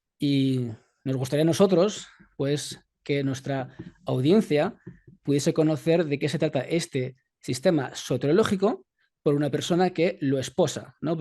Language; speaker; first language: Spanish; native; Spanish